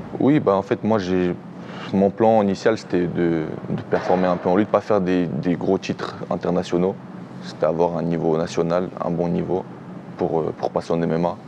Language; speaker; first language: French; early bilingual, other home language; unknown